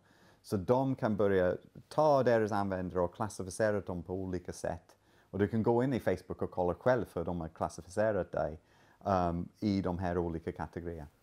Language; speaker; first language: Swedish; non-native, fluent; English